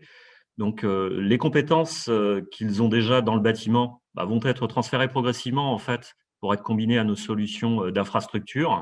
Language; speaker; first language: French; native; French